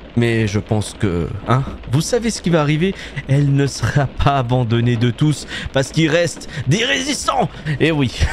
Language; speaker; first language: French; native; French